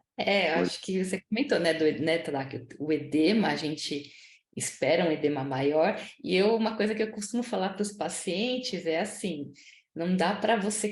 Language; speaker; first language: Portuguese; native; Portuguese